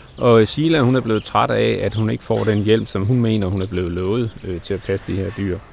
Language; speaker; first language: Danish; native; Danish